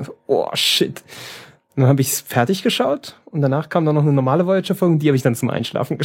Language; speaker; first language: German; native; German